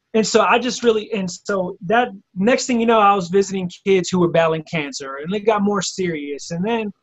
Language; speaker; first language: English; native; English